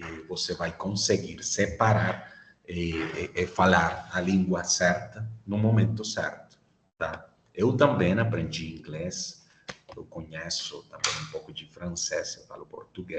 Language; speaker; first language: Portuguese; non-native, fluent; Spanish